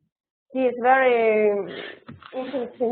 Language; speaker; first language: English; non-native, learner; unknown